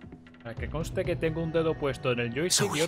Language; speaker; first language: Spanish; native; Spanish